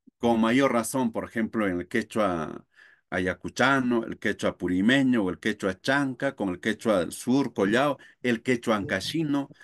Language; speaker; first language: Spanish; non-native, local second language; Quechua